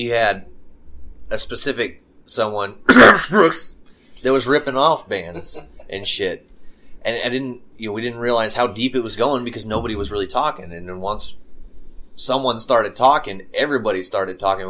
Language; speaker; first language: English; native; English